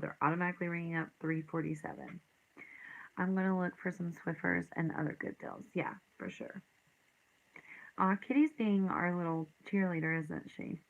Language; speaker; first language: English; native; English